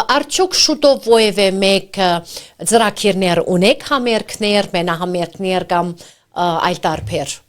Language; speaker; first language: Armenian; early bilingual, heritage; Armenian